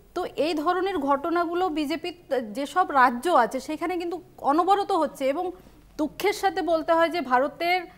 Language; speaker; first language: Bangla; non-native, local second language; Santali